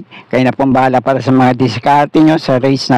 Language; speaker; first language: Filipino; native; Filipino